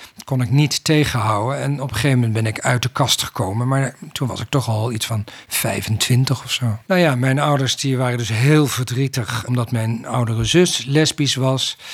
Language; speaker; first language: Dutch; native; Dutch